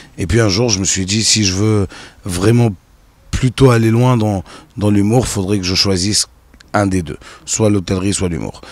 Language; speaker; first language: French; non-native, local second language; Arabic